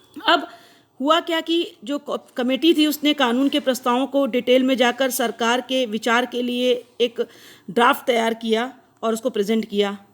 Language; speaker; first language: Hindi; native; Hindi